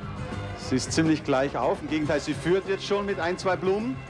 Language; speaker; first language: German; native; German